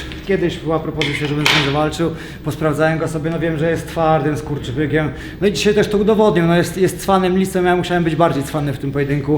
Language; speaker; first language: Polish; native; Polish